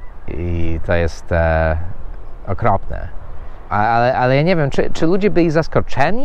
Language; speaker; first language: Polish; non-native, fluent; English